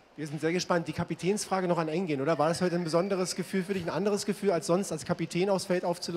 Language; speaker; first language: German; native; German